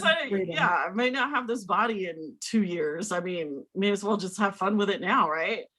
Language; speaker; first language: English; native; English